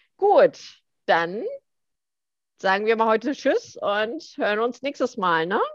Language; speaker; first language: German; early bilingual, other home language; Korean